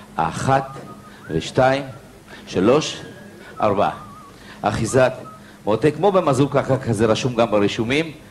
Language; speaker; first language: Hebrew; native; Hebrew